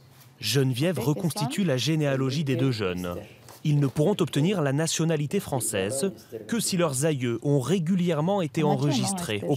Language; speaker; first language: French; native; French